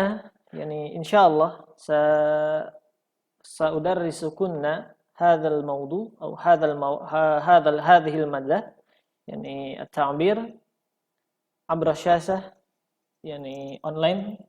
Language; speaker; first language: Arabic; non-native, fluent; Indonesian